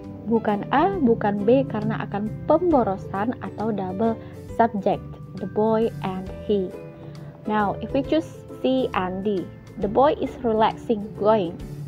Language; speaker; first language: English; non-native, fluent; Indonesian